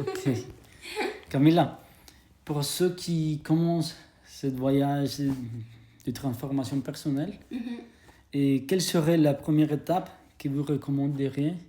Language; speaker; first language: French; non-native, fluent; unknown